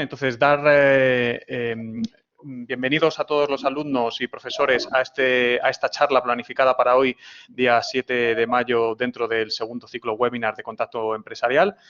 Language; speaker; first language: Spanish; native; Spanish